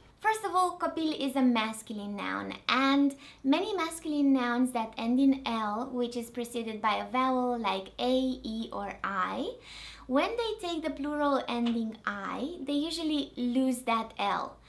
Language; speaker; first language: English; non-native, fluent; Romanian